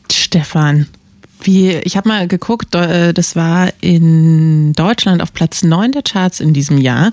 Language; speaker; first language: German; native; German